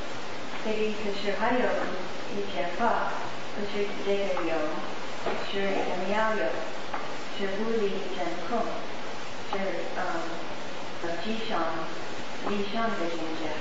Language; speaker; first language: Chinese; non-native, learner; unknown